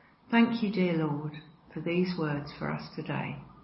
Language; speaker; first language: English; native; English